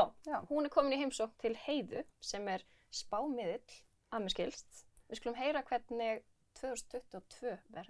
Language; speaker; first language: Icelandic; native; Icelandic